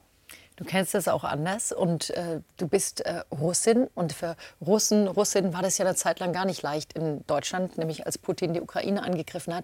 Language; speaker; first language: German; native; German